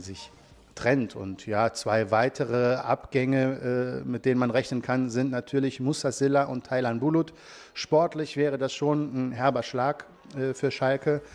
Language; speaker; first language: German; native; German